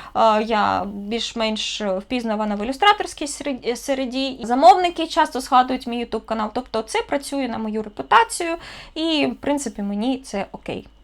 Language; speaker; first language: Ukrainian; non-native, local second language; Russian